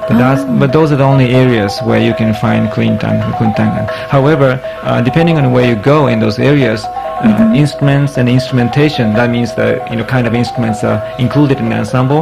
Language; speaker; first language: English; non-native, fluent; Japanese